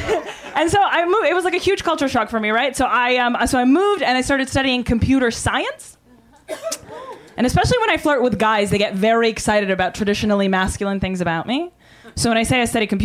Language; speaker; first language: English; non-native, fluent; Russian